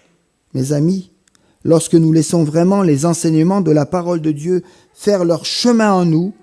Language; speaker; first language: French; native; French